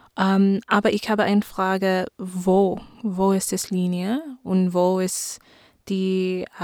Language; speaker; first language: German; non-native, learner; English